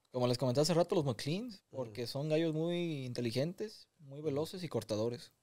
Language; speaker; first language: Spanish; early bilingual, heritage; Spanish